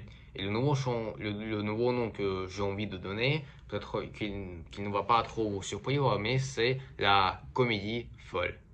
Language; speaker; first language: French; non-native, fluent; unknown